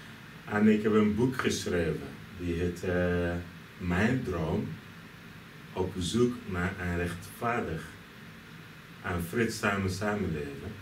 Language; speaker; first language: Dutch; non-native, fluent; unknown